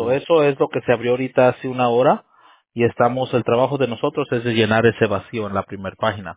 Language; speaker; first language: Spanish; native; Spanish